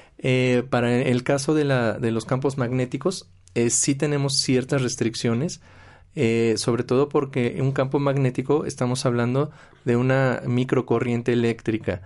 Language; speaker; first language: Spanish; native; Spanish